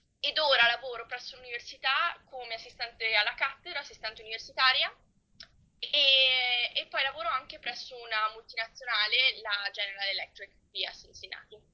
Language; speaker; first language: Italian; native; Italian